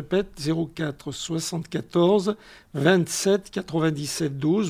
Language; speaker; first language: French; native; French